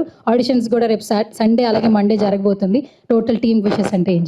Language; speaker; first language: Telugu; native; Telugu